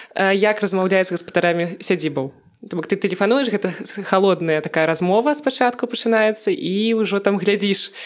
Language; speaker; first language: Belarusian; non-native, local second language; Russian